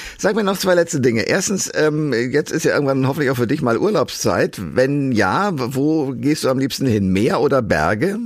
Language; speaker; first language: German; native; German